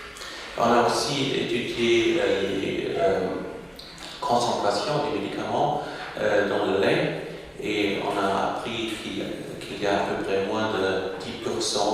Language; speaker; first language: French; non-native, local second language; German